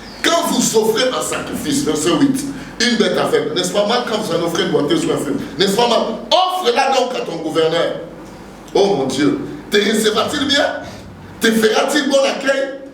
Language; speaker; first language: French; non-native, local second language; Lingala